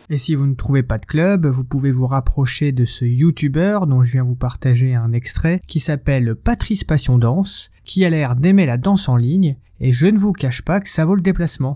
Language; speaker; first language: French; native; French